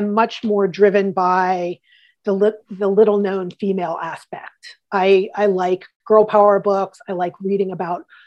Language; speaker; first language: English; native; English